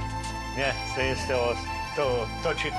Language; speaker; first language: Czech; non-native, learner; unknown